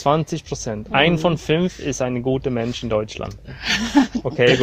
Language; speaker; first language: German; non-native, learner; Swedish